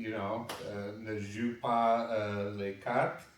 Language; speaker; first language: French; non-native, learner; English